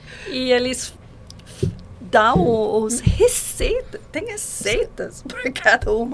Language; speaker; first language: Portuguese; non-native, fluent; English